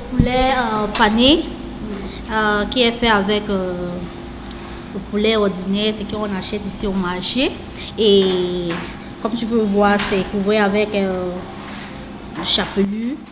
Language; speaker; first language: French; non-native, local second language; English